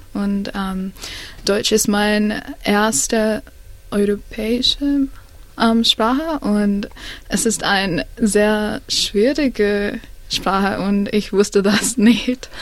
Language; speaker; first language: German; non-native, learner; Sinhala